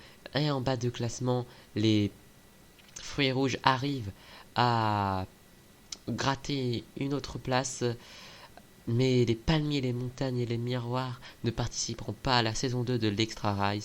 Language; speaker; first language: French; native; French